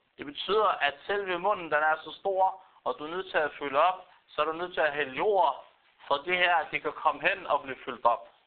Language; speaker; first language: Danish; non-native, fluent; Arabic